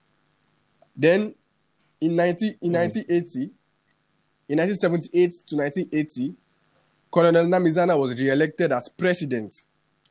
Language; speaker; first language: English; non-native, local second language; Yoruba